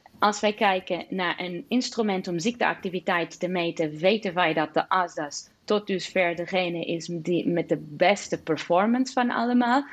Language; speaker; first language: Dutch; non-native, fluent; Portuguese